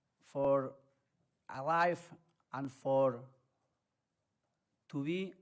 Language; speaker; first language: English; non-native, learner; Spanish